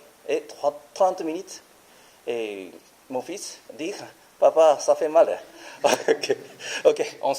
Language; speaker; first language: French; non-native, learner; Japanese